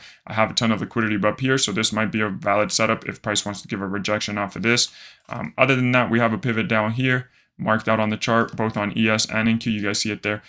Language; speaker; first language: English; native; English